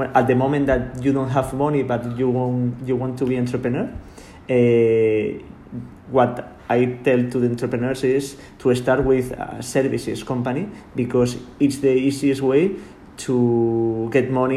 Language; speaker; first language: English; non-native, learner; Spanish